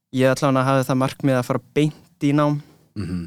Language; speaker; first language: Icelandic; early bilingual, other home language; English